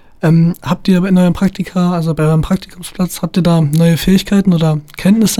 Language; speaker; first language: German; native; German